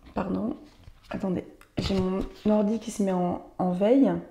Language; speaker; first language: French; native; French